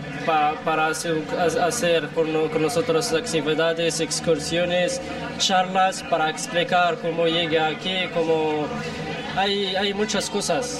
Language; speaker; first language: Spanish; non-native, learner; Arabic